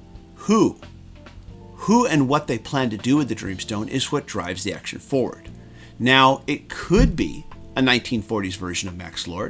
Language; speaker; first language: English; native; English